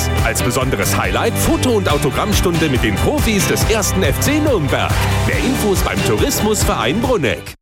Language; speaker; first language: German; native; German